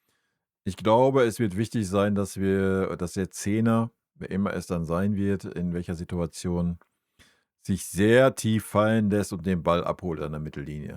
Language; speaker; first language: German; native; German